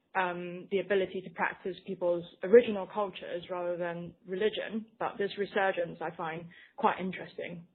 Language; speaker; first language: English; non-native, fluent; Chinese